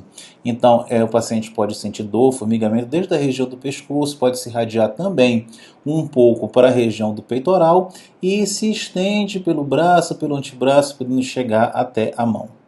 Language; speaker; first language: Portuguese; native; Portuguese